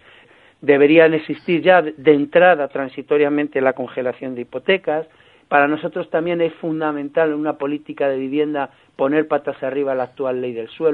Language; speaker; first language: Spanish; native; Spanish